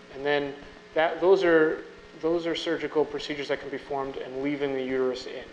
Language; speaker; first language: English; native; English